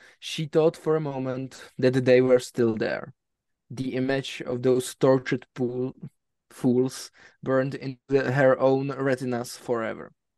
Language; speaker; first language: English; non-native, fluent; Czech